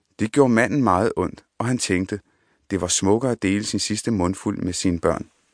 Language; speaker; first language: Danish; early bilingual, other home language; Punjabi